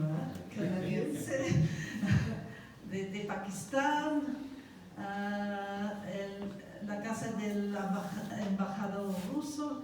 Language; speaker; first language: Spanish; non-native, fluent; English